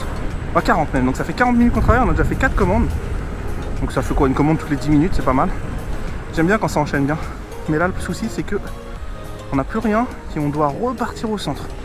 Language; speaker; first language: French; native; French